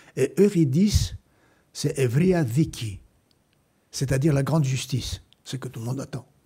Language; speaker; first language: French; non-native, fluent; Greek